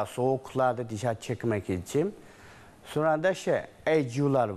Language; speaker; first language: Turkish; non-native, learner; Chinese